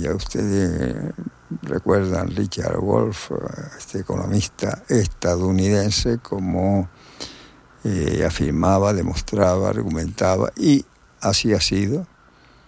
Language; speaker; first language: Spanish; native; Spanish